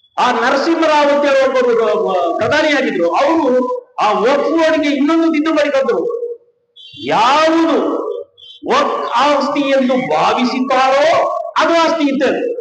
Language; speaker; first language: Kannada; non-native, local second language; Kodava